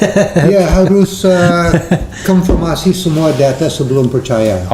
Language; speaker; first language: Indonesian; non-native, fluent; English